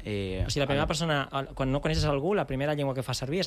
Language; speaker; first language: Catalan; native; Catalan